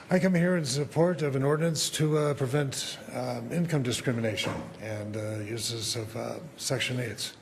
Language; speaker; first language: English; native; English